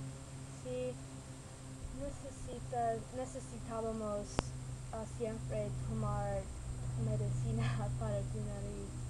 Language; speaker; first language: Spanish; non-native, learner; English